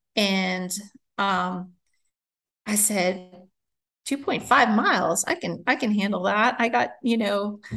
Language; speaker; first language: English; native; English